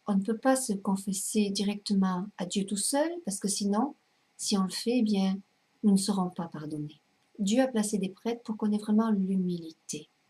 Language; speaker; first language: French; native; French